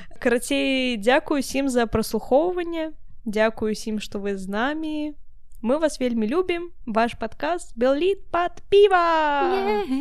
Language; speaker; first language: Belarusian; non-native, local second language; Russian